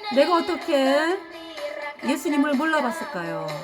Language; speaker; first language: Korean; native; Korean